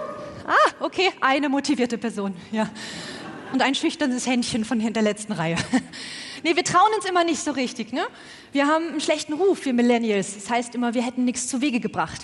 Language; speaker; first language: German; native; German